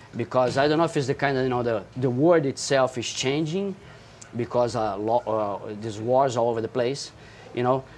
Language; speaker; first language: English; non-native, fluent; Portuguese